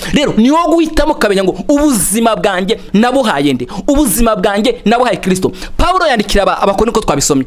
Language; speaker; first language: Kinyarwanda; native; Kinyarwanda